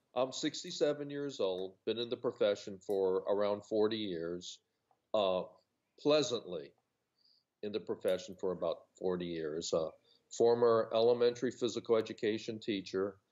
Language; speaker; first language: English; native; English